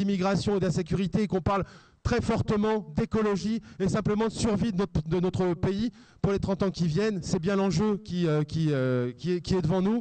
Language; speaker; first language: French; native; French